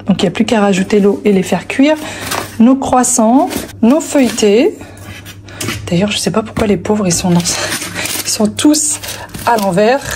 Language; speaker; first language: French; early bilingual, other home language; Arabic